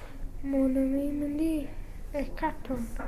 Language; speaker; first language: French; non-native, learner; English